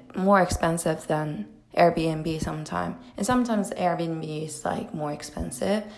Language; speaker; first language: English; non-native, fluent; Japanese